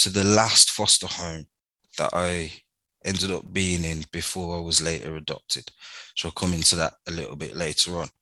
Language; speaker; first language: English; native; English